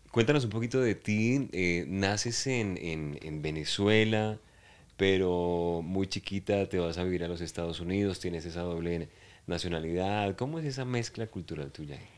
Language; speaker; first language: Spanish; native; Spanish